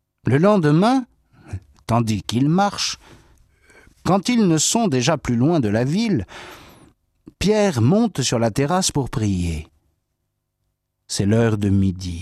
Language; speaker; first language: French; native; French